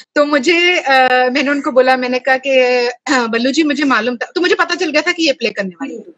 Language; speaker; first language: Hindi; native; Hindi